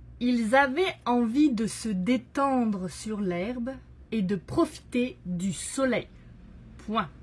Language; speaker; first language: French; native; French